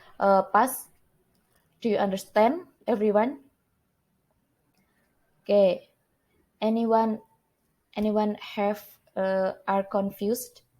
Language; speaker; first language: English; non-native, learner; Indonesian